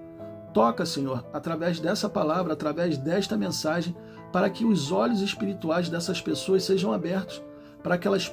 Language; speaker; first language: Portuguese; native; Portuguese